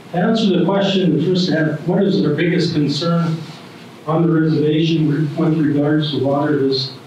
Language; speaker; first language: English; native; English